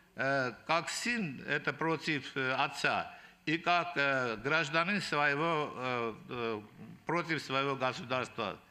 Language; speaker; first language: Russian; non-native, local second language; Armenian